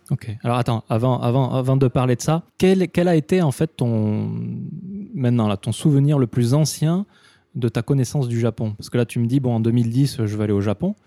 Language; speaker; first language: French; native; French